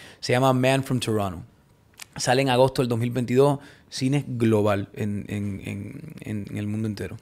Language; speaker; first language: Spanish; early bilingual, heritage; Spanish